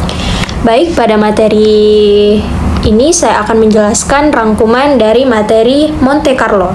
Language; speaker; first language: Indonesian; native; Indonesian